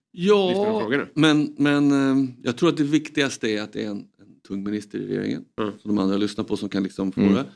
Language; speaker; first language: Swedish; native; Swedish